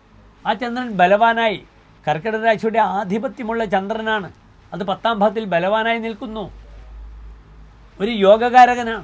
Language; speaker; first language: Malayalam; native; Malayalam